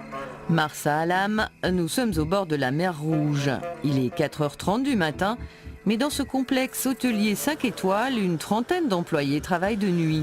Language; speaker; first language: French; native; French